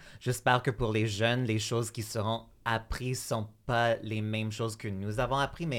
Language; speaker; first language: French; native; French